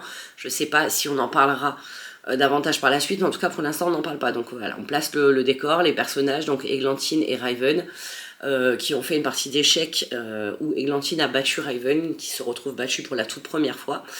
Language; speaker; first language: French; native; French